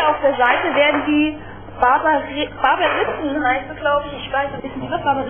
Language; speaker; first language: German; native; German